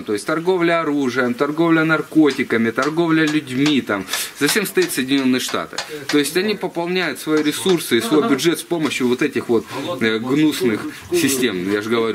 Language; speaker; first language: Russian; native; Russian